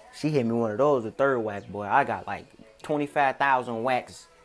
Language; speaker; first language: English; native; English